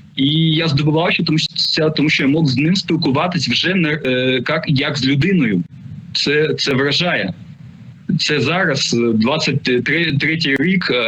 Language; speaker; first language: Ukrainian; non-native, local second language; Russian